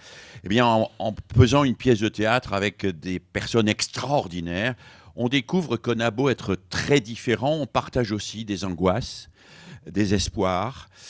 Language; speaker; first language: French; native; French